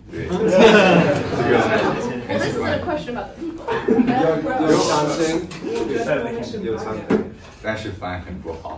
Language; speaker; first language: Chinese; non-native, learner; English